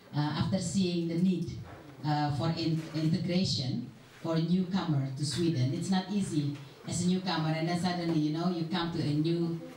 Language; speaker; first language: English; non-native, fluent; Indonesian